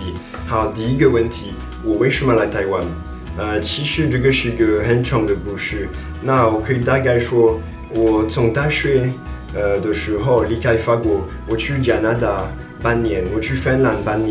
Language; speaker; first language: Chinese; non-native, fluent; French